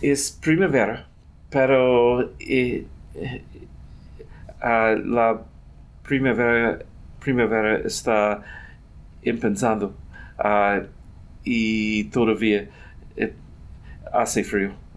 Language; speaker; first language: Spanish; non-native, learner; English